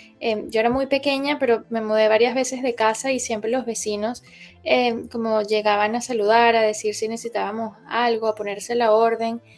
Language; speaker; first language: Spanish; native; Spanish